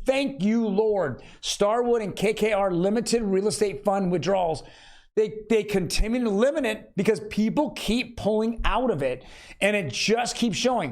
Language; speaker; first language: English; native; English